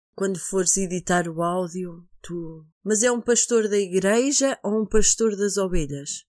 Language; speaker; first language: Portuguese; native; Portuguese